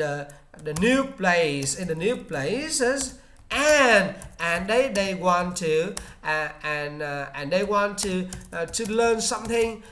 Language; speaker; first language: English; non-native, learner; Vietnamese